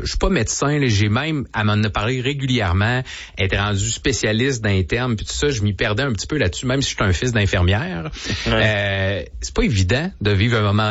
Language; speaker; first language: French; native; French